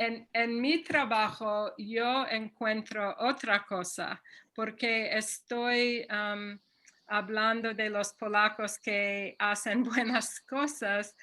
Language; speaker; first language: Spanish; non-native, fluent; English